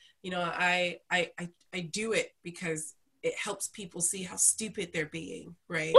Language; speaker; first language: English; native; English